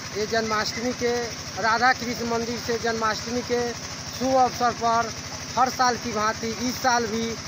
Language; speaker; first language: Hindi; native; Hindi